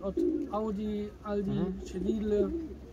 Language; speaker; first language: Polish; early bilingual, heritage; German